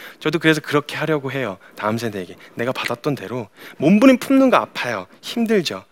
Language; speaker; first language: Korean; native; Korean